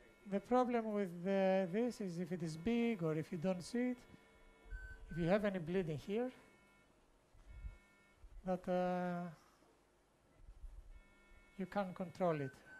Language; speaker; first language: English; non-native, fluent; Greek